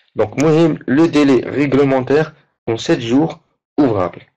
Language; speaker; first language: French; non-native, local second language; Arabic